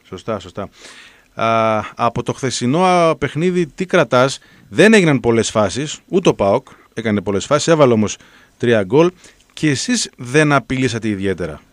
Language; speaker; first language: Greek; native; Greek